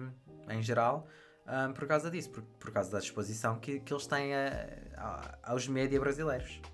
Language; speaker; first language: Portuguese; non-native, fluent; English